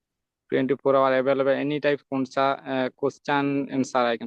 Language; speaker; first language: English; non-native, learner; Santali